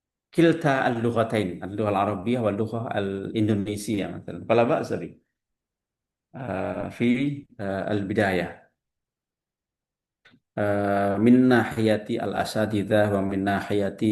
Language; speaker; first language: Arabic; non-native, fluent; Indonesian